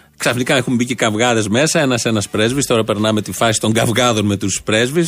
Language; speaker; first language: Greek; native; Greek